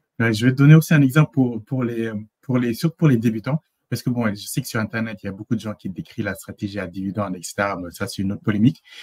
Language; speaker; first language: French; native; French